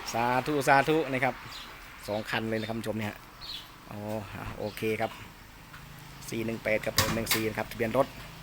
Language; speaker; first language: Thai; native; Thai